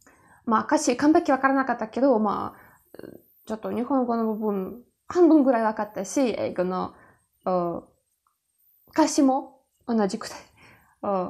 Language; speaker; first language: Japanese; non-native, learner; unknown